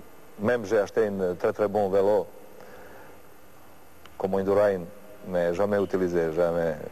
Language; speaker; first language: French; non-native, learner; Serbian